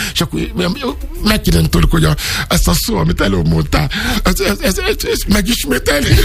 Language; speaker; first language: Hungarian; non-native, fluent; Yoruba